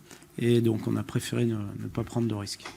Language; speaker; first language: French; native; French